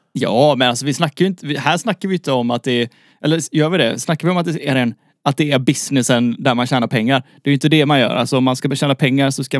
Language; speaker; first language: Swedish; native; Swedish